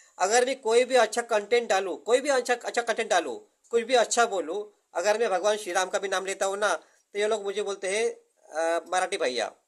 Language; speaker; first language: Hindi; non-native, local second language; Marathi